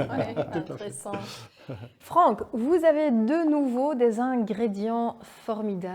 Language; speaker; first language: French; non-native, local second language; Dutch